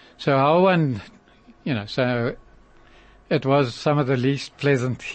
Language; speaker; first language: English; native; English